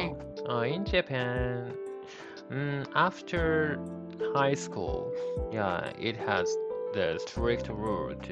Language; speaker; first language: English; non-native, learner; Japanese